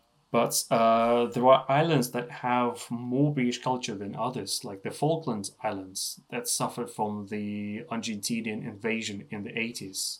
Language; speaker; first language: English; non-native, fluent; Russian